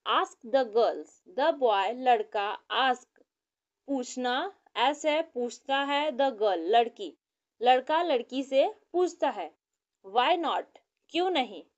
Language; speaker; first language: Hindi; native; Hindi